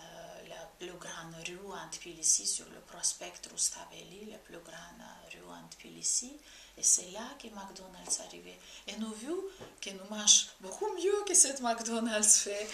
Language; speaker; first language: French; non-native, fluent; Georgian